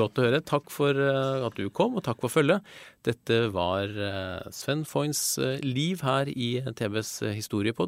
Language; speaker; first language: Norwegian; native; Norwegian